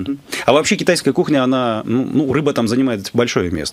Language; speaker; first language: Russian; native; Russian